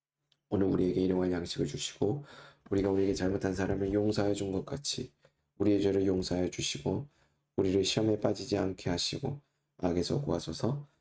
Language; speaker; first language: Korean; native; Korean